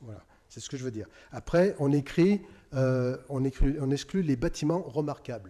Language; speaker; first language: French; native; French